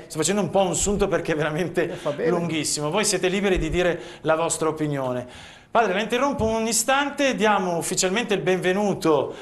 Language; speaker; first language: Italian; native; Italian